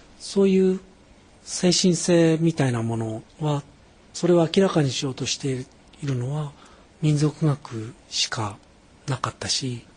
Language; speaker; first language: Japanese; native; Japanese